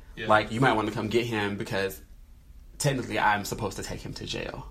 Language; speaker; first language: English; native; English